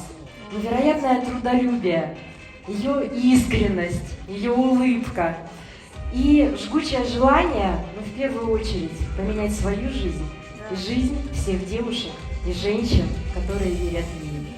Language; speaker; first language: Russian; native; Russian